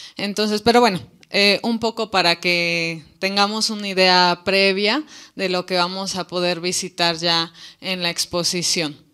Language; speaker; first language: Spanish; native; Spanish